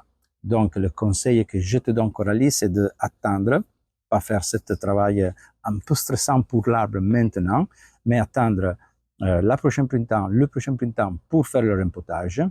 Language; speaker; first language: French; non-native, fluent; Italian